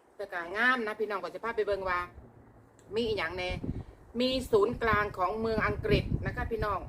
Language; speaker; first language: Thai; non-native, local second language; Northeastern Thai